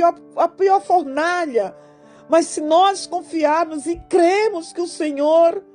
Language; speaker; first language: Portuguese; native; Portuguese